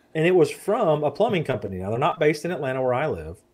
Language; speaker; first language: English; native; English